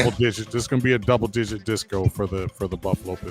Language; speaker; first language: English; native; English